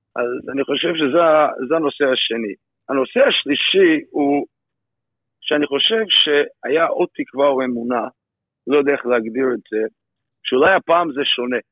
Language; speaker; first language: Hebrew; non-native, fluent; English